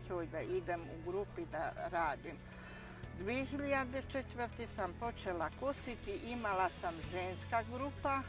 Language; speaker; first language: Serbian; non-native, local second language; Hungarian